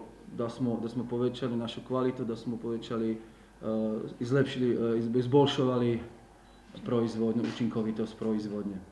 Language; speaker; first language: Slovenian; non-native, learner; Slovak